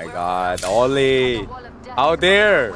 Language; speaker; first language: English; non-native, learner; Korean